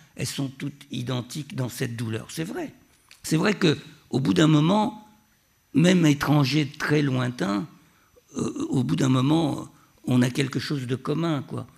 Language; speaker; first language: French; native; French